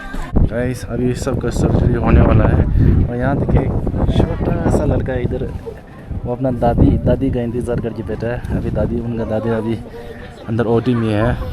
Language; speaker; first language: Hindi; non-native, fluent; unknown